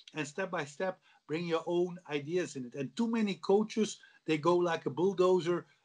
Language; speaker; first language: English; non-native, fluent; Dutch